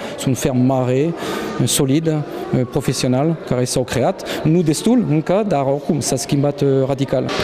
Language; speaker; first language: Romanian; non-native, fluent; French